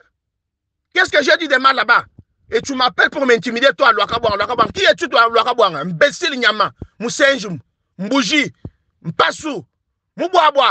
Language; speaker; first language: French; non-native, local second language; Luba-Lulua